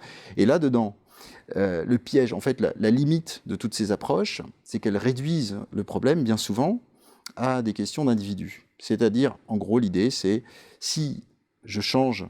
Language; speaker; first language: French; native; French